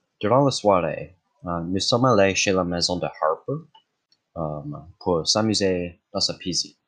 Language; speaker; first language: French; non-native, local second language; English